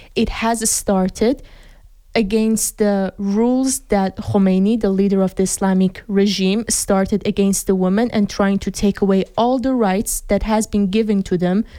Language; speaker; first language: English; non-native, fluent; Persian